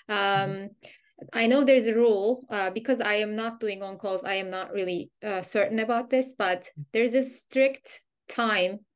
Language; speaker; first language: English; non-native, fluent; Turkish